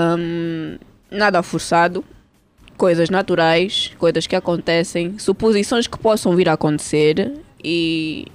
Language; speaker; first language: Portuguese; early bilingual, heritage; Portuguese